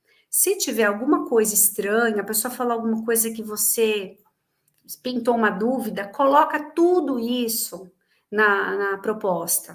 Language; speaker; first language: Portuguese; native; Portuguese